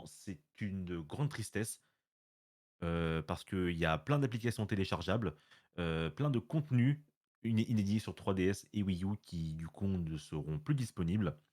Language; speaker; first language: French; native; French